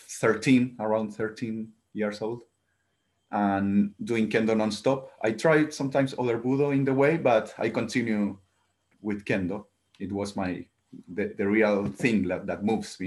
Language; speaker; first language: English; non-native, learner; Spanish